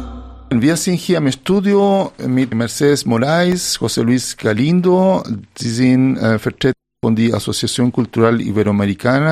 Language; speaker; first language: German; non-native, fluent; Spanish